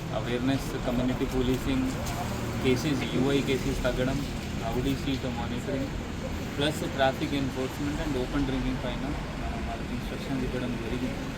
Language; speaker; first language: Telugu; non-native, fluent; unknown